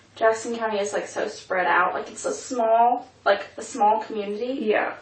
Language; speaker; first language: English; native; English